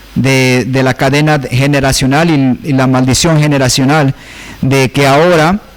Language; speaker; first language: Spanish; early bilingual, heritage; Spanish